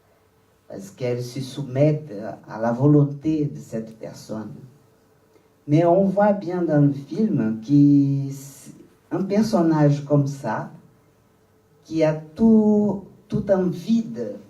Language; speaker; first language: French; non-native, fluent; Portuguese